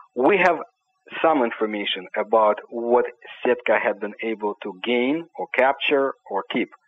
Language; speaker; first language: English; non-native, fluent; Ukrainian